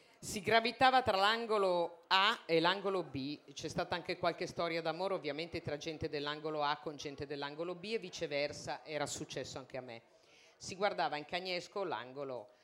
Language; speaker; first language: Italian; native; Italian